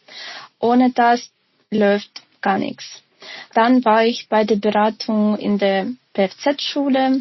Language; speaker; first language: German; non-native, fluent; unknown